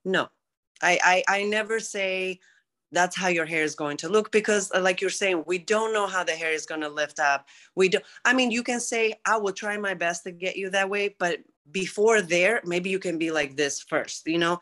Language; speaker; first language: English; non-native, fluent; Greek